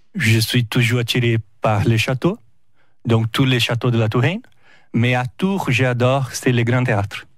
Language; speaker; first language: French; non-native, fluent; Portuguese